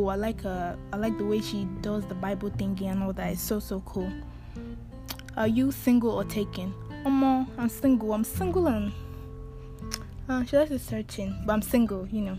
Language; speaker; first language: English; non-native, local second language; Yoruba